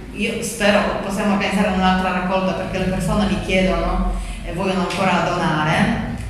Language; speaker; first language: Italian; non-native, fluent; Polish